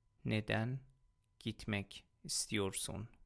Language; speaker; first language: Turkish; non-native, fluent; Persian